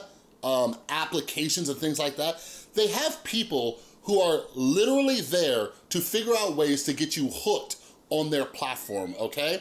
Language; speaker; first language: English; native; English